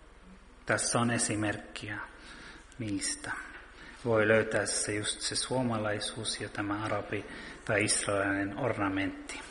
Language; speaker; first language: Finnish; early bilingual, heritage; Finnish